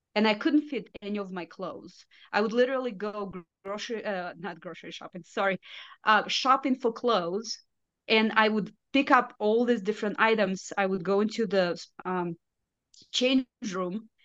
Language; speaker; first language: English; non-native, fluent; Russian